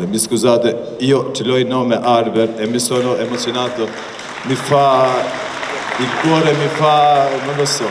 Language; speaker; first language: Italian; non-native, learner; Albanian